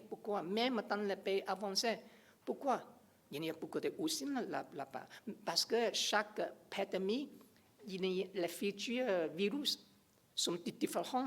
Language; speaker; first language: French; non-native, learner; English